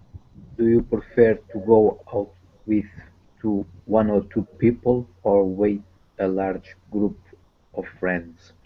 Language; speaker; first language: English; non-native, learner; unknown